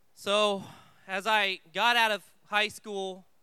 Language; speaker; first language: English; early bilingual, other home language; Vietnamese